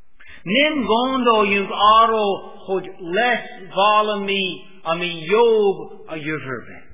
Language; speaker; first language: Hungarian; non-native, fluent; English